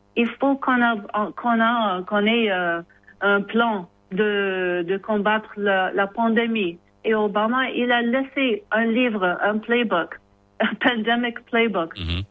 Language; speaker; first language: French; non-native, learner; English